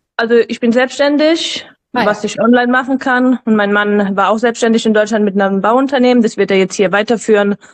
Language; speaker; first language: German; native; German